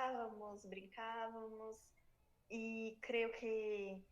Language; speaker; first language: Spanish; non-native, learner; Portuguese